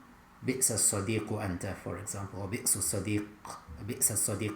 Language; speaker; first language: Arabic; non-native, fluent; English